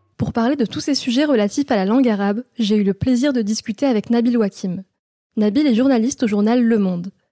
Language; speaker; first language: French; early bilingual, other home language; Arabic